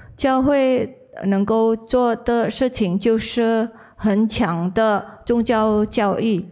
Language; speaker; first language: Chinese; non-native, learner; Indonesian